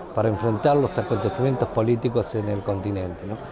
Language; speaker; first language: Spanish; native; Spanish